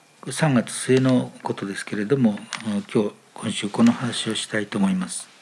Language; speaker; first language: Japanese; native; Japanese